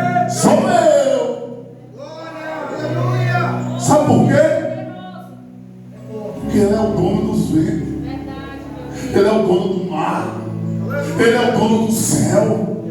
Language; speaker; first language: Portuguese; native; Portuguese